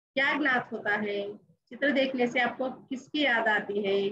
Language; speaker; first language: Hindi; non-native, local second language; Telugu